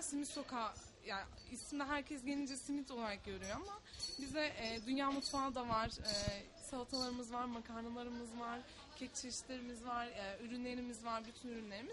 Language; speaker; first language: Turkish; native; Turkish